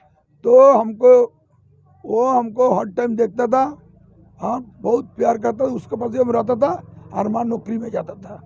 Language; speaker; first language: Hindi; non-native, local second language; Bangla